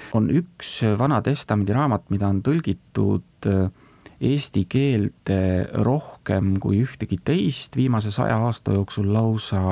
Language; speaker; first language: Estonian; native; Estonian